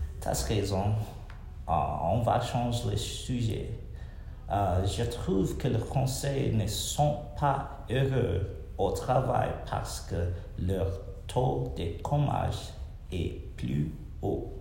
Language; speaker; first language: French; non-native, learner; English